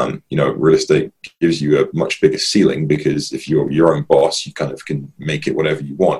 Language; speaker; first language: English; native; English